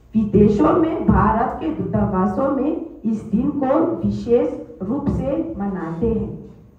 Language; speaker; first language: Hindi; non-native, learner; Malagasy